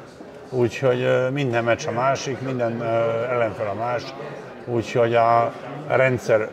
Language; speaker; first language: Hungarian; non-native, fluent; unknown